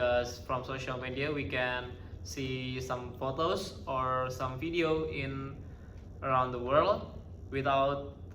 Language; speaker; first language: English; non-native, learner; Indonesian